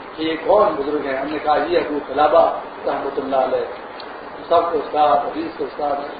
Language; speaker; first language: Urdu; non-native, local second language; Pashto